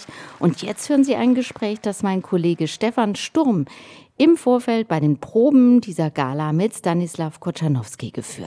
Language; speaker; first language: German; native; German